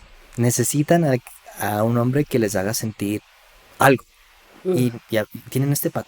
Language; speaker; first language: Spanish; native; Spanish